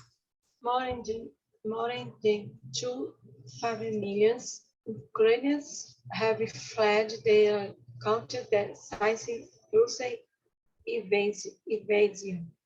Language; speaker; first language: English; non-native, learner; Portuguese